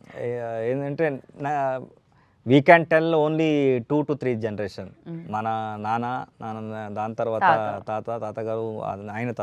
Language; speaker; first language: Telugu; non-native, learner; Kannada